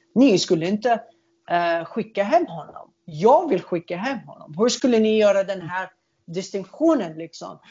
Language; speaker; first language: Swedish; non-native, fluent; Arabic